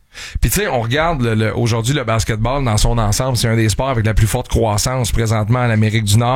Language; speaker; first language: French; native; French